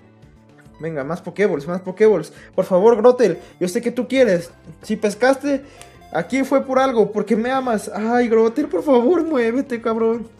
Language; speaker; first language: Spanish; native; Spanish